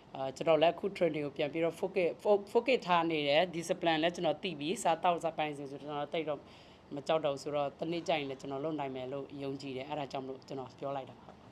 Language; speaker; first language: Burmese; native; Burmese